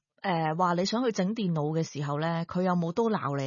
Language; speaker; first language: Cantonese; native; Cantonese